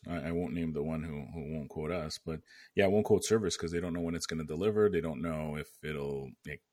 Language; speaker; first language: English; native; English